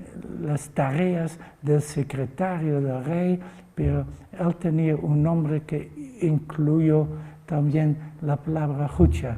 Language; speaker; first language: Spanish; non-native, fluent; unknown